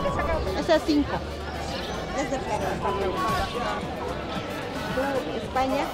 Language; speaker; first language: Spanish; non-native, learner; English